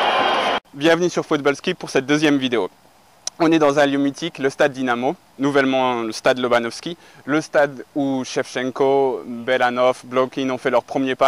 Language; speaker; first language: French; native; French